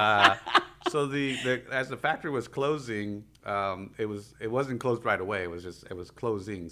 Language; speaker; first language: English; early bilingual, other home language; Spanish